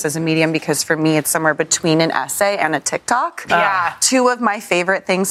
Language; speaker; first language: English; native; English